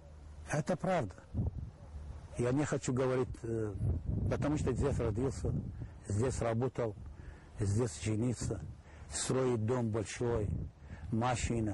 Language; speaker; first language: Russian; non-native, learner; Arabic